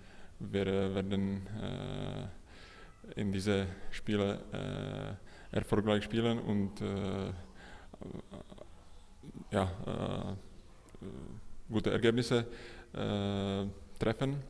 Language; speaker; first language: German; non-native, fluent; Czech